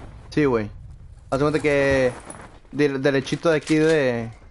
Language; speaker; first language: Spanish; early bilingual, heritage; Spanish